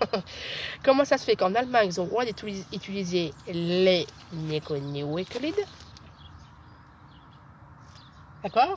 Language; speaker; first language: French; native; French